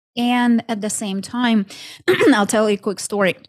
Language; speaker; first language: English; non-native, fluent; Ukrainian